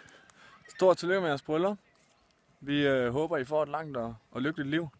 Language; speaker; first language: Danish; native; Danish